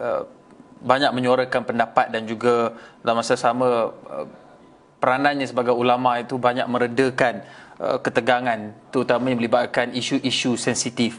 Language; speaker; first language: Malay; native; Malay